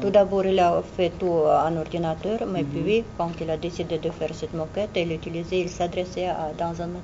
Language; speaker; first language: French; non-native, fluent; Russian